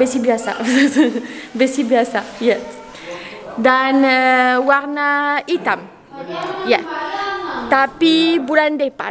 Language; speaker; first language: Indonesian; non-native, learner; French